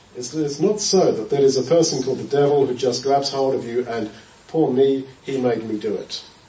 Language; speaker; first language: English; native; English